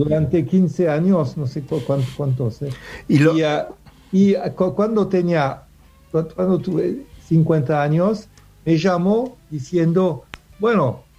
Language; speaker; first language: Spanish; non-native, learner; French